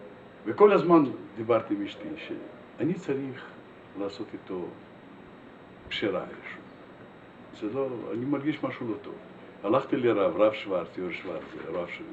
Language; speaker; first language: Hebrew; non-native, fluent; Russian